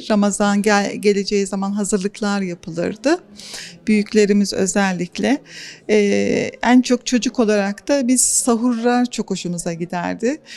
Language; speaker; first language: Turkish; native; Turkish